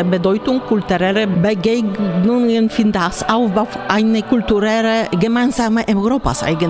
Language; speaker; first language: German; non-native, learner; Polish